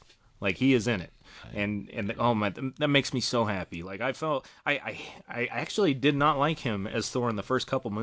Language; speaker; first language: English; native; English